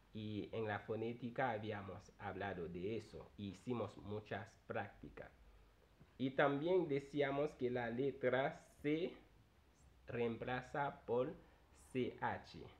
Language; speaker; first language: Spanish; non-native, fluent; Haitian Creole